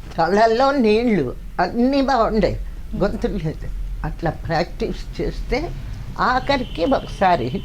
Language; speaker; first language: Telugu; non-native, local second language; Kannada